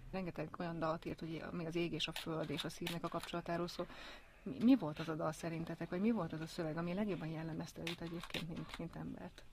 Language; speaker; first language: Hungarian; native; Hungarian